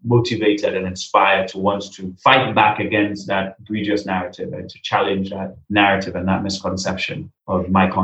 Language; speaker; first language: English; non-native, local second language; Akan